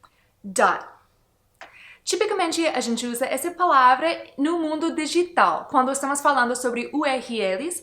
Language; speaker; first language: Portuguese; non-native, fluent; English